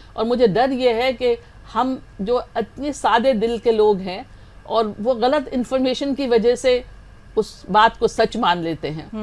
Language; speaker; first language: Hindi; native; Hindi